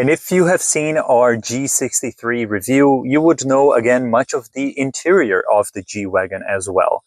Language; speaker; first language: English; native; English